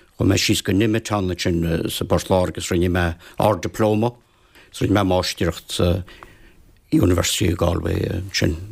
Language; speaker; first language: Irish; native; Irish